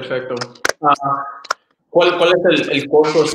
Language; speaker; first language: Spanish; early bilingual, other home language; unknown